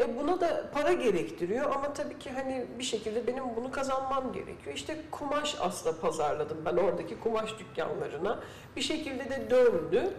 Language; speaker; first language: Turkish; early bilingual, heritage; Turkish